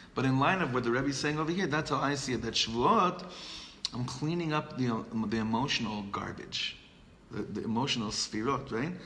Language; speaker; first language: English; native; English